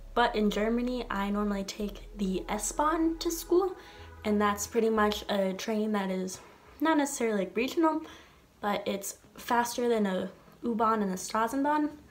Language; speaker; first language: English; native; English